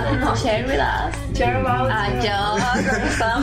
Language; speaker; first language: English; non-native, learner; Spanish